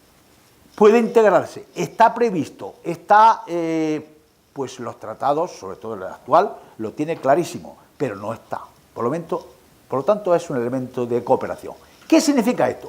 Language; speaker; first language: Spanish; native; Spanish